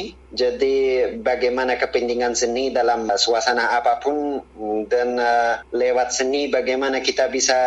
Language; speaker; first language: Indonesian; non-native, fluent; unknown